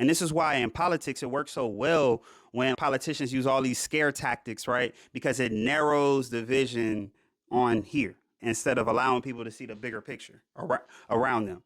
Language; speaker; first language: English; native; English